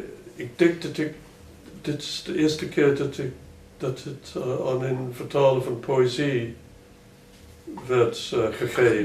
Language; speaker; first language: Dutch; non-native, fluent; English